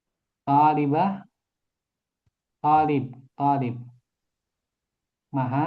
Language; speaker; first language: Arabic; non-native, fluent; Indonesian